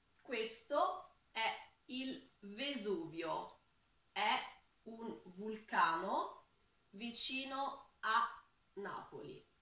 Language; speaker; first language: Italian; non-native, learner; French